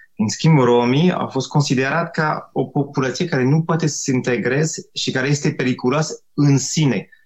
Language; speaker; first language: Romanian; non-native, fluent; French